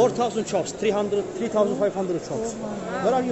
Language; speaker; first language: English; non-native, learner; Turkish